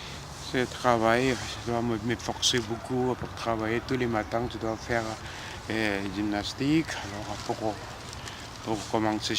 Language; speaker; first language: French; non-native, fluent; Korean